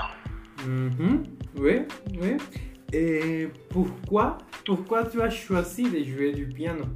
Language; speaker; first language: French; non-native, fluent; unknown